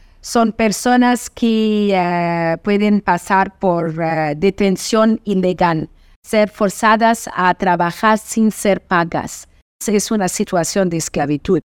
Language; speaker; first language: Spanish; non-native, fluent; Portuguese